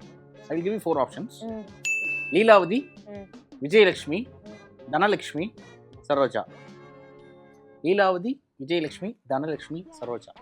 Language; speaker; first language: Tamil; native; Tamil